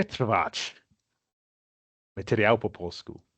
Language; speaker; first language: Polish; non-native, fluent; English